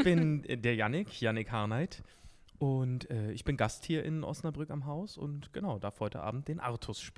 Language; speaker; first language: German; native; German